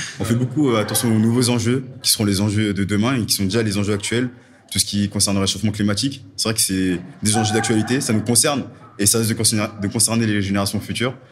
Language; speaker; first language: French; native; French